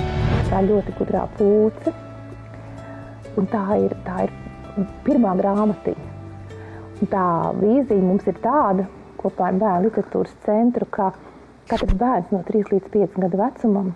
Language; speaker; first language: Latvian; native; Latvian